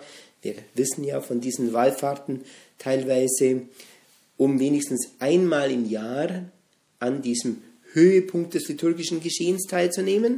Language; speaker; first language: German; native; German